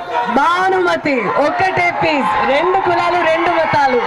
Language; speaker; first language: Telugu; non-native, learner; Tamil